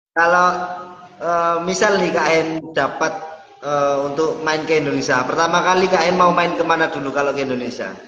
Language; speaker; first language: Indonesian; native; Indonesian